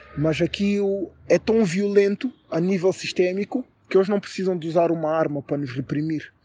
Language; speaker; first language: Portuguese; native; Portuguese